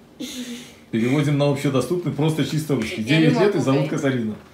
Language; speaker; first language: Russian; native; Russian